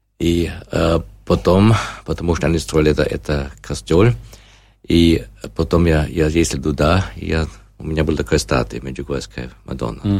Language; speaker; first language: Russian; non-native, learner; German